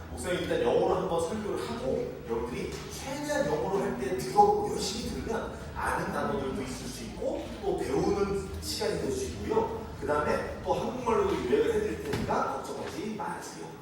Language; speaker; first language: Korean; native; Korean